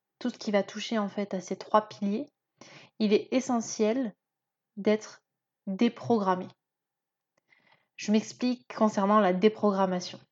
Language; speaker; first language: French; native; French